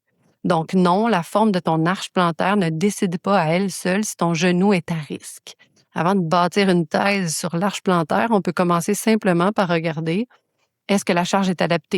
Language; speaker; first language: French; native; French